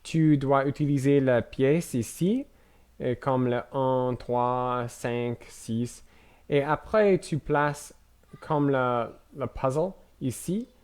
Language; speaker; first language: French; non-native, learner; English